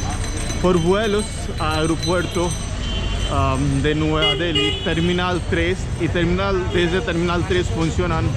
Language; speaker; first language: Spanish; non-native, learner; Hindi